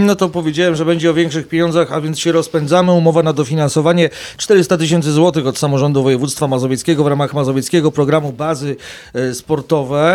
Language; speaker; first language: Polish; native; Polish